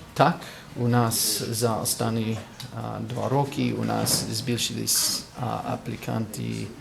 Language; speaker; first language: Ukrainian; non-native, fluent; English